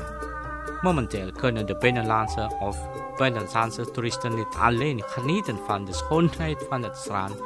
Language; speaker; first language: Dutch; non-native, fluent; Indonesian